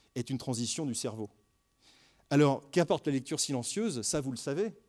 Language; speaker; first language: French; native; French